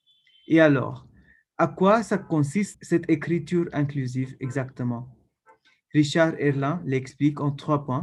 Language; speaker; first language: French; non-native, fluent; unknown